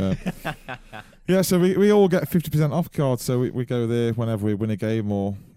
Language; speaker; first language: English; native; English